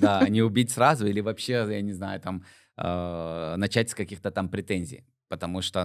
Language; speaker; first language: Russian; native; Russian